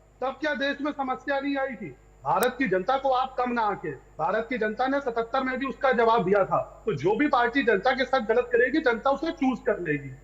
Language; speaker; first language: Hindi; native; Hindi